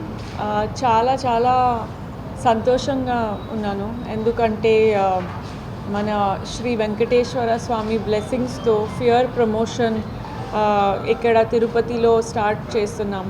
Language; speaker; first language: Telugu; non-native, learner; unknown